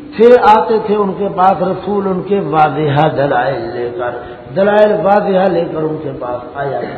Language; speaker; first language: Urdu; non-native, local second language; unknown